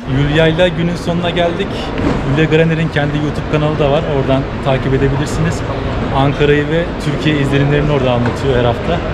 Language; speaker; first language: Turkish; native; Turkish